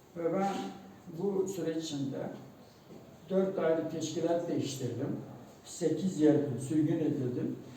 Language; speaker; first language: Turkish; non-native, local second language; Kurdish